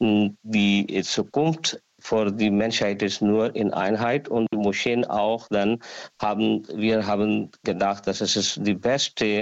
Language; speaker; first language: German; non-native, learner; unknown